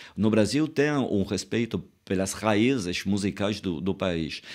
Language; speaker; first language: Portuguese; non-native, fluent; French